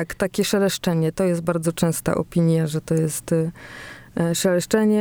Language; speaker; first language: Polish; native; Polish